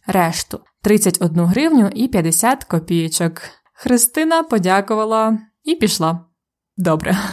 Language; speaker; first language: Ukrainian; native; Ukrainian